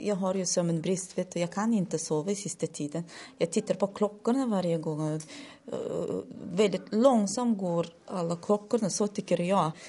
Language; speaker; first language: Swedish; non-native, learner; Uyghur